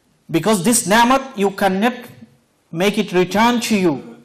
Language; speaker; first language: English; non-native, local second language; Bangla